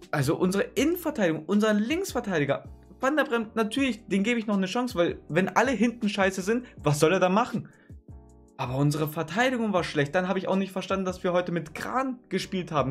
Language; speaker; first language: German; native; German